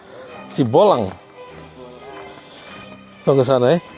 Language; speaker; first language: Indonesian; native; Indonesian